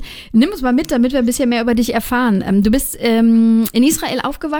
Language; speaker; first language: German; native; German